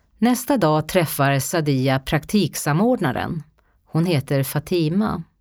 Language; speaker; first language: Swedish; native; Swedish